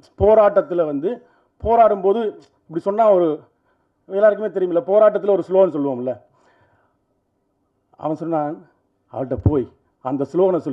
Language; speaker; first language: Tamil; native; Tamil